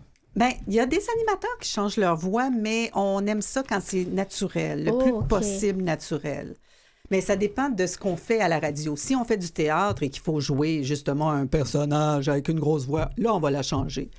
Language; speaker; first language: French; native; French